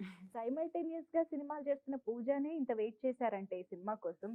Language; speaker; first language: Telugu; native; Telugu